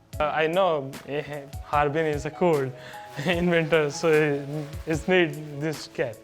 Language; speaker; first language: English; non-native, learner; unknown